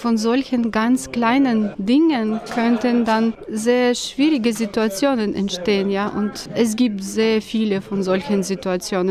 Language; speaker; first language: German; non-native, fluent; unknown